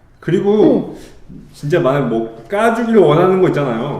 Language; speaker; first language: Korean; native; Korean